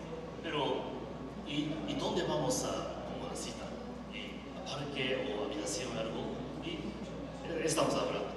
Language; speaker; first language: Spanish; non-native, learner; Japanese